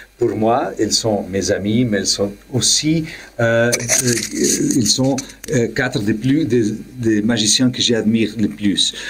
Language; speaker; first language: French; non-native, learner; Portuguese